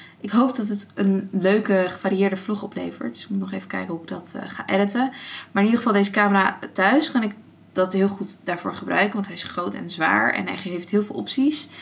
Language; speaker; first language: Dutch; early bilingual, other home language; Armenian